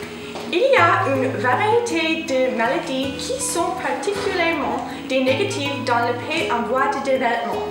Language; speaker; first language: French; non-native, learner; English